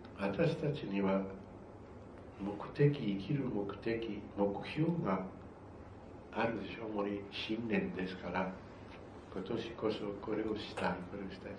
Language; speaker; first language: Japanese; non-native, fluent; Spanish